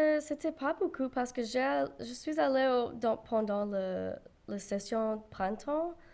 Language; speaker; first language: French; non-native, local second language; English